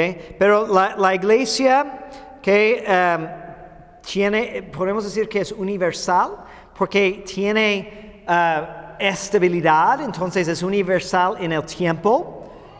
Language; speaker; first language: Spanish; non-native, fluent; English